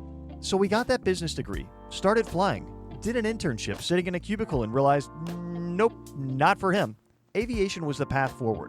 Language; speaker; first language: English; native; English